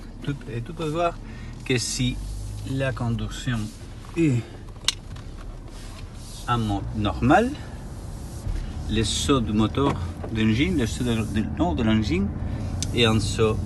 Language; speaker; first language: French; non-native, learner; Spanish